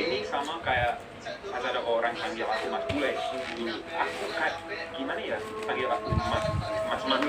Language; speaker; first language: Indonesian; non-native, learner; English